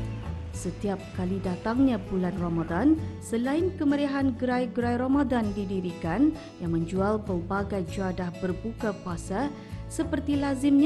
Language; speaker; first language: Malay; native; Malay